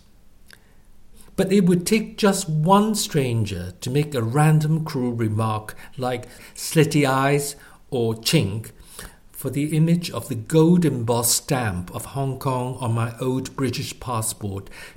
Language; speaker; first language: English; non-native, local second language; Cantonese